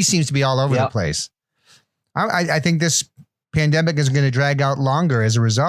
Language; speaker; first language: English; native; English